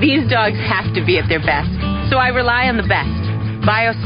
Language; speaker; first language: English; native; English